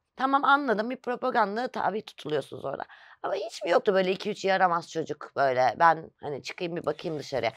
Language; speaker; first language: Turkish; native; Turkish